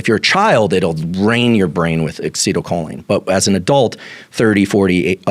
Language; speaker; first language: English; native; English